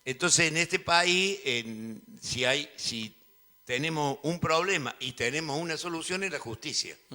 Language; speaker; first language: Spanish; native; Spanish